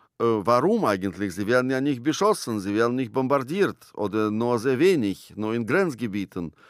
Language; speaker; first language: German; non-native, fluent; Russian